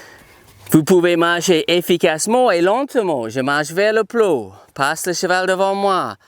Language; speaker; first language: French; non-native, fluent; English